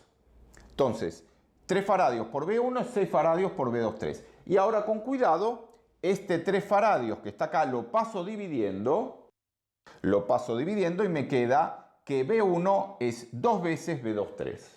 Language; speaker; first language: Spanish; native; Spanish